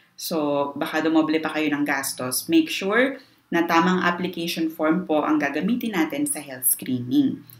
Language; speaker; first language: Filipino; native; Filipino